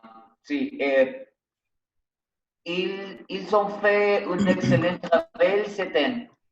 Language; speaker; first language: French; non-native, learner; Spanish